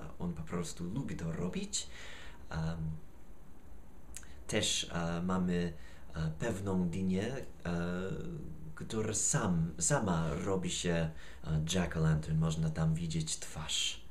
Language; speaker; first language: Polish; non-native, fluent; English